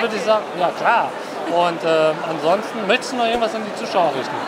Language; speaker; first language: German; native; German